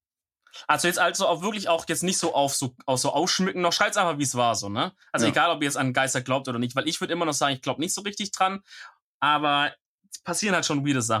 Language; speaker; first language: German; native; German